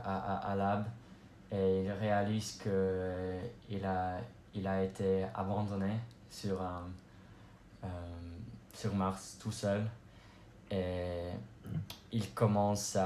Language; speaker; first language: French; non-native, learner; English